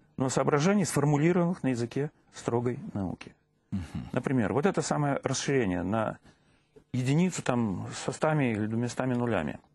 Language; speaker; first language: Russian; native; Russian